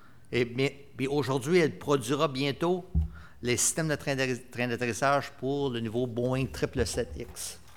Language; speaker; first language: French; native; French